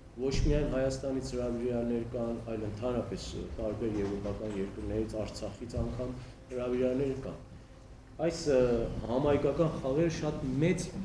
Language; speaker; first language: Armenian; early bilingual, heritage; Armenian